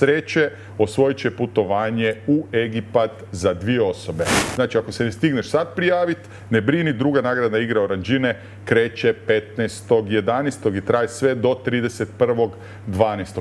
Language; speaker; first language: Croatian; native; Croatian